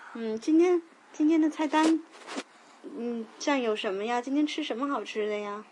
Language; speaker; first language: Chinese; native; Chinese